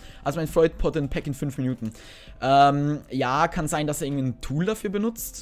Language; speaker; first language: German; native; German